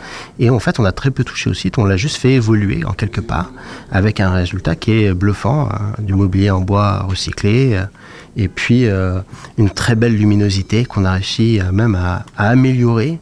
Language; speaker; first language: French; native; French